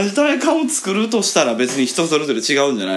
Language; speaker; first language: Japanese; native; Japanese